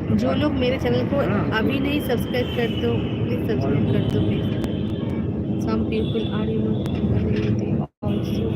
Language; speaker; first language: Hindi; non-native, local second language; Bangla